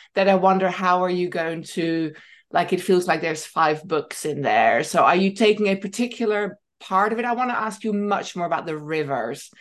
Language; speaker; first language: English; non-native, fluent; Dutch